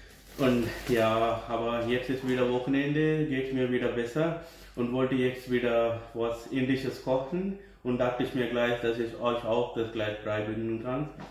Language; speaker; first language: German; non-native, learner; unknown